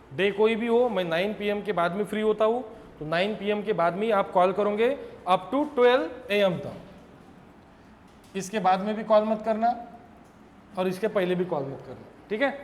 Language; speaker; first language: Hindi; non-native, local second language; Marathi